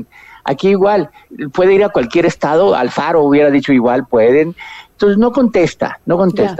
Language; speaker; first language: Spanish; native; Spanish